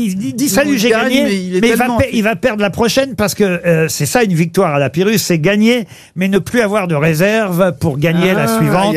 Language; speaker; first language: French; native; French